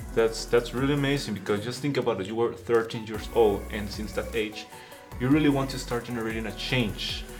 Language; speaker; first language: English; non-native, fluent; Spanish